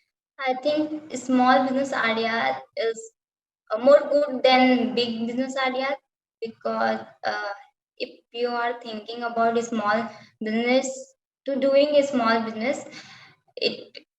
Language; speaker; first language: English; non-native, learner; Hindi